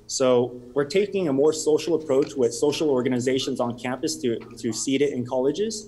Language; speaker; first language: English; native; English